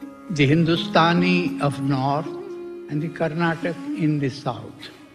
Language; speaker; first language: English; non-native, local second language; Bangla